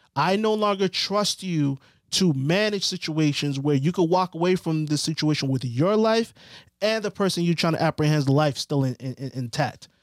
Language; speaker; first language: English; early bilingual, other home language; Haitian Creole